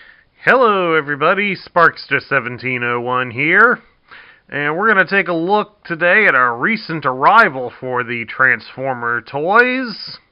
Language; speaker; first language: English; native; English